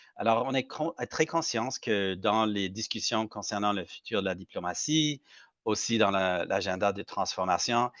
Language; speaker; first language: French; non-native, learner; English